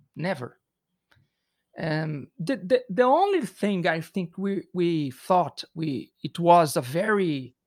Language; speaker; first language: English; non-native, learner; Portuguese